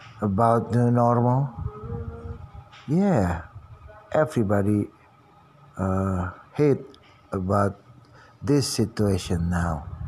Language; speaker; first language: English; non-native, learner; Indonesian